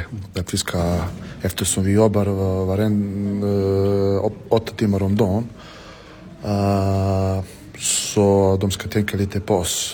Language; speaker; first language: Swedish; non-native, fluent; Romany